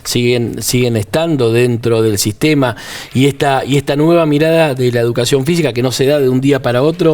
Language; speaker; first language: Spanish; native; Spanish